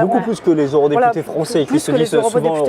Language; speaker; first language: French; native; French